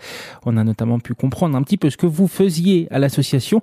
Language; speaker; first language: French; native; French